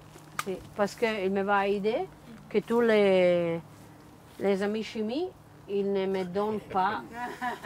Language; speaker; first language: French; non-native, learner; Italian